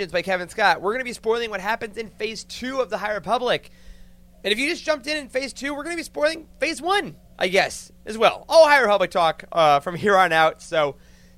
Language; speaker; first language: English; native; English